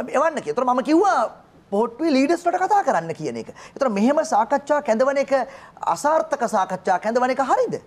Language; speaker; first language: Sinhala; native; Sinhala